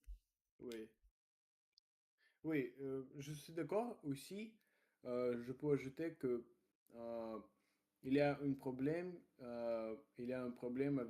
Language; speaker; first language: French; non-native, learner; Russian